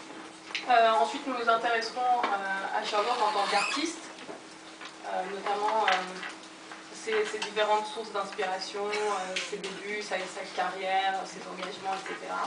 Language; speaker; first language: French; early bilingual, other home language; Persian